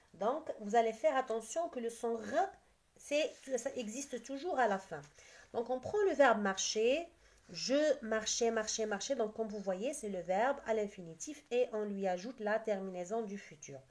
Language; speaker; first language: French; non-native, local second language; Arabic